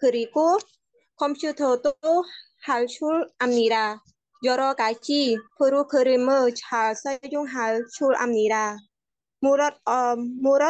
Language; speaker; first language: Korean; non-native, learner; Khmer